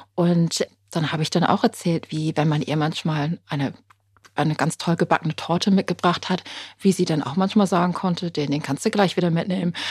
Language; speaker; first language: German; non-native, fluent; English